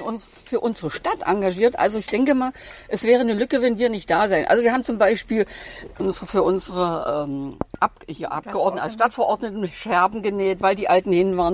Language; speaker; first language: German; native; German